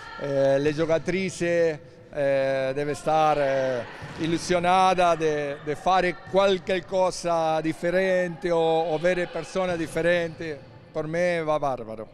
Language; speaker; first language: Italian; non-native, learner; Spanish